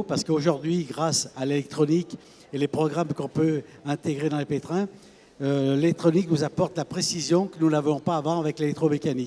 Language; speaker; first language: French; native; French